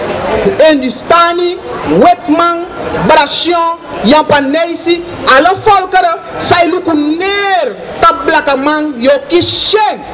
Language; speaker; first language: Dutch; non-native, local second language; Sranan Tongo